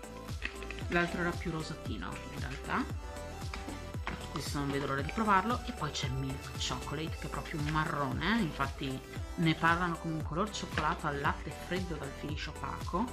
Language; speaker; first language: Italian; native; Italian